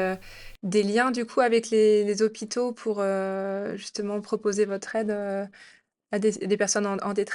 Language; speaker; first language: French; native; French